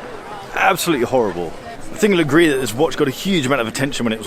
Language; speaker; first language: English; native; English